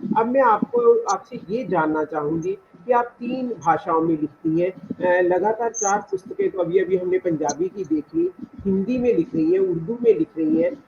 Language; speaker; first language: Hindi; native; Hindi